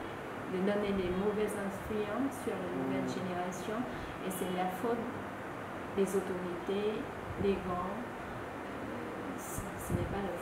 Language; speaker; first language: French; non-native, fluent; Vietnamese